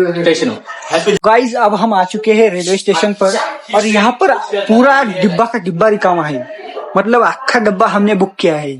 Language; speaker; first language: Hindi; non-native, local second language; Marathi